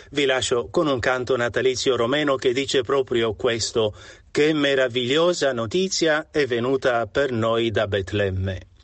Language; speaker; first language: Italian; non-native, fluent; Romanian